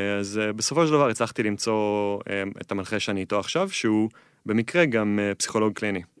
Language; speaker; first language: Hebrew; native; Hebrew